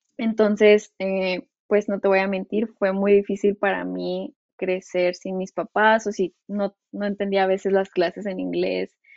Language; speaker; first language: Spanish; native; Spanish